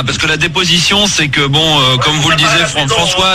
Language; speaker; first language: French; native; French